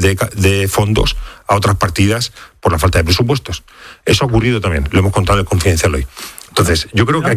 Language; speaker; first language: Spanish; native; Spanish